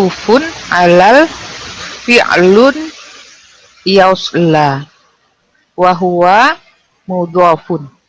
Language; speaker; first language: Arabic; non-native, learner; Indonesian